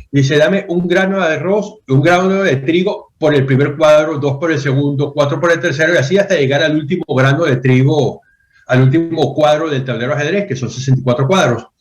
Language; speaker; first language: Spanish; native; Spanish